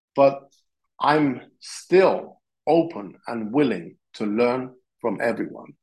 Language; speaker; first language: English; non-native, fluent; Italian